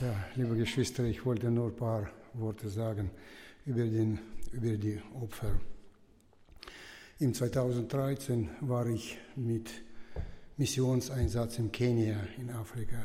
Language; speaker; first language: German; non-native, fluent; Russian